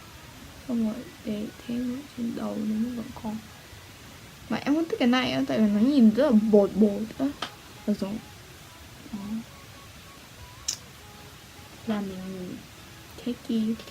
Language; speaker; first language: Vietnamese; early bilingual, heritage; Vietnamese